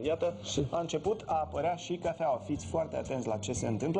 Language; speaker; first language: Romanian; native; Romanian